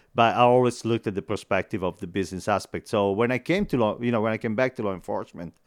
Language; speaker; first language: English; non-native, fluent; Italian